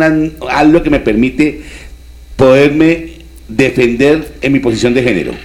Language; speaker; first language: Spanish; native; Spanish